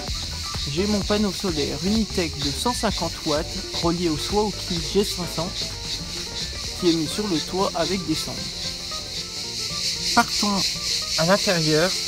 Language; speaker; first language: French; native; French